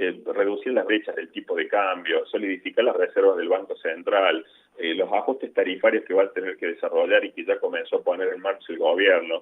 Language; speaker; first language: Spanish; native; Spanish